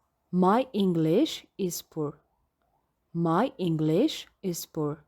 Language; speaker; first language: English; non-native, fluent; Amharic